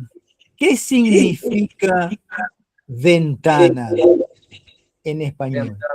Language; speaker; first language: Spanish; non-native, fluent; Portuguese